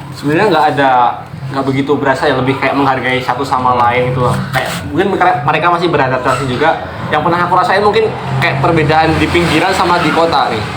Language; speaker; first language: Indonesian; non-native, local second language; Javanese